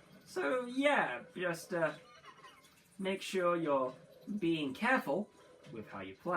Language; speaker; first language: English; native; English